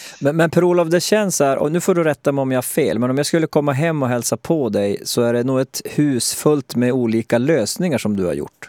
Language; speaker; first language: Swedish; native; Swedish